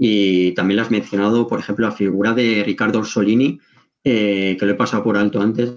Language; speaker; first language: Spanish; native; Spanish